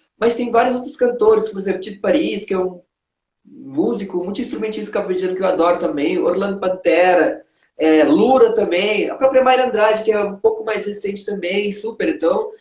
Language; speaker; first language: Portuguese; non-native, local second language; Kabuverdianu